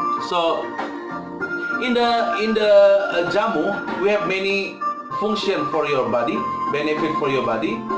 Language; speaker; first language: English; non-native, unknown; Indonesian